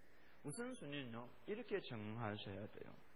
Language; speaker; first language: Korean; native; Korean